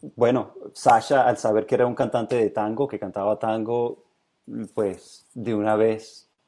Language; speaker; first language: Spanish; native; Spanish